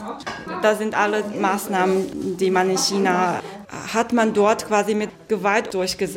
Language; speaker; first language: German; non-native, fluent; Chinese